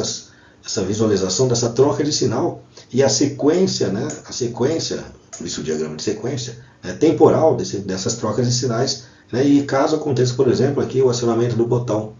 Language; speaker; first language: Portuguese; native; Portuguese